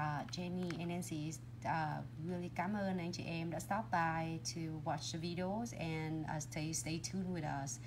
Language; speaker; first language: English; non-native, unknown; Vietnamese